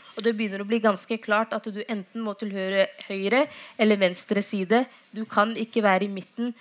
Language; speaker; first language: Norwegian; non-native, fluent; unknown